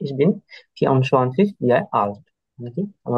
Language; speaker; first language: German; non-native, learner; Bangla